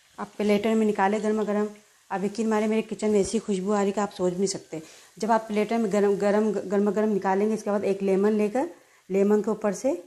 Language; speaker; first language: Urdu; native; Urdu